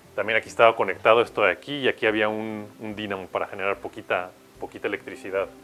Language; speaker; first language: Spanish; native; Spanish